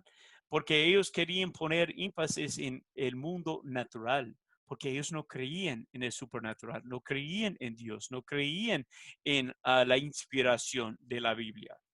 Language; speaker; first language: Spanish; non-native, fluent; English